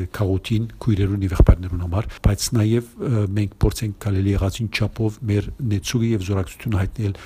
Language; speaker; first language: Armenian; early bilingual, heritage; Arabic